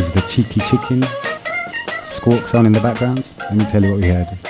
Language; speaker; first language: English; native; English